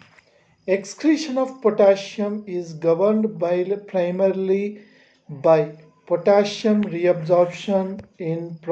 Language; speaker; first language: English; non-native, local second language; Telugu